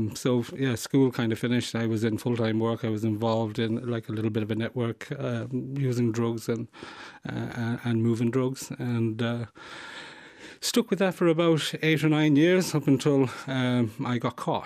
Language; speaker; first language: English; native; English